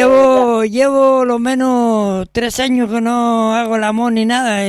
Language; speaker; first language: Spanish; native; Spanish